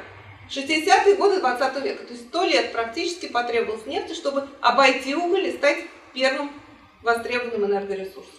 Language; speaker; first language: Russian; native; Russian